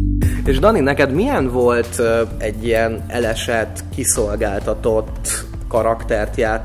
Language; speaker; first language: Hungarian; native; Hungarian